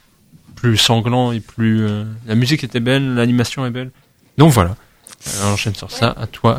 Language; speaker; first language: French; native; French